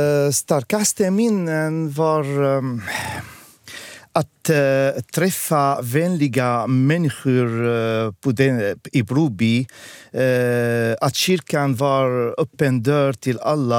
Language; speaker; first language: Swedish; non-native, fluent; Arabic